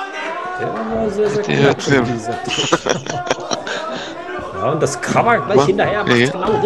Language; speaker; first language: German; native; German